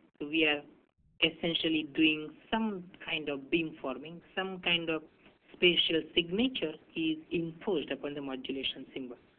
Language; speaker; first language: English; non-native, local second language; Hindi